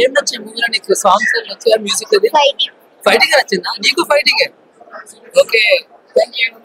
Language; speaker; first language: Telugu; native; Telugu